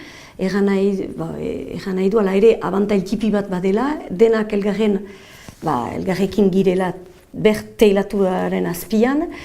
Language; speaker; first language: Basque; native; Basque